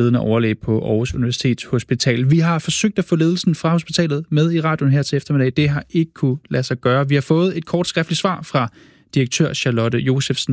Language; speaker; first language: Danish; native; Danish